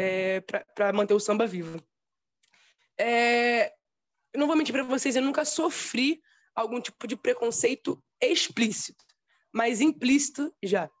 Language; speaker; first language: Portuguese; native; Portuguese